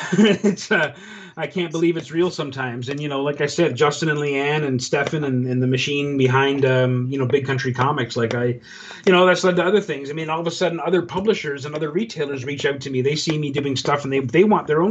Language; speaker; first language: English; native; English